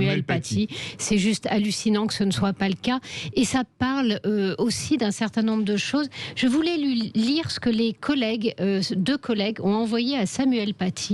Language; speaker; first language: French; native; French